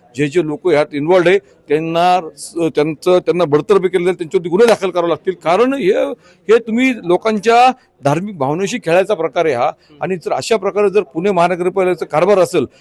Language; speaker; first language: Marathi; native; Marathi